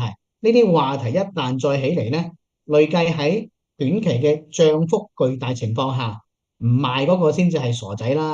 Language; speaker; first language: Cantonese; native; Cantonese